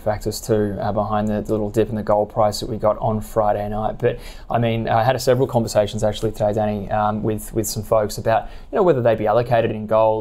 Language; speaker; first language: English; native; English